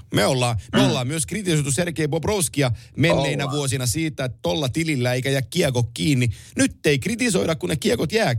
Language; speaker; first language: Finnish; native; Finnish